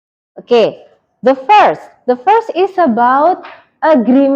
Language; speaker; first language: English; non-native, fluent; Indonesian